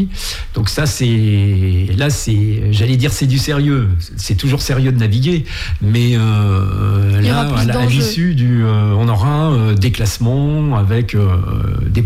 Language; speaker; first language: French; native; French